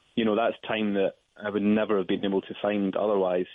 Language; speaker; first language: English; native; English